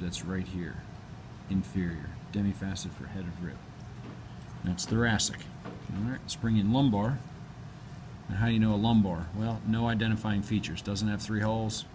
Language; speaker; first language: English; native; English